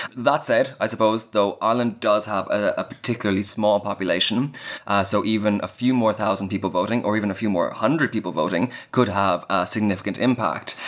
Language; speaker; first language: English; native; English